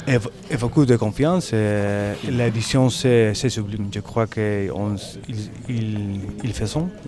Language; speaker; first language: French; non-native, learner; Spanish